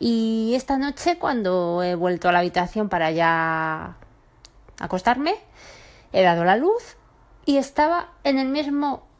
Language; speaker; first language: Spanish; native; Spanish